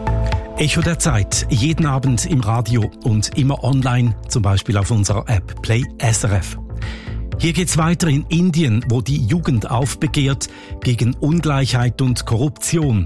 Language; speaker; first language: German; native; German